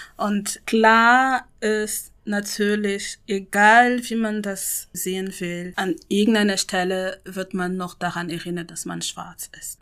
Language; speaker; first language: German; non-native, fluent; French